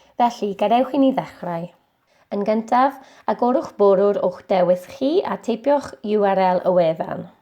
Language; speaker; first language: Welsh; non-native, local second language; English